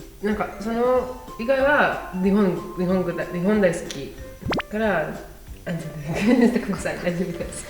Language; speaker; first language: Japanese; non-native, learner; Spanish